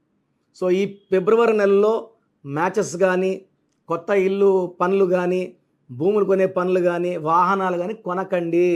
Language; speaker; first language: Telugu; native; Telugu